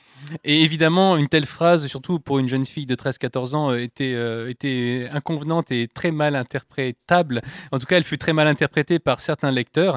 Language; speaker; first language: French; native; French